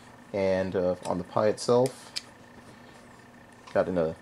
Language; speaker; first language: English; native; English